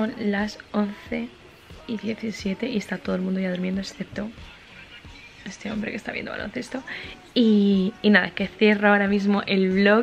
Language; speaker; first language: Spanish; native; Spanish